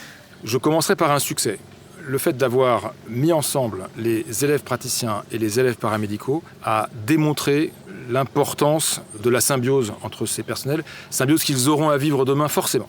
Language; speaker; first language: French; native; French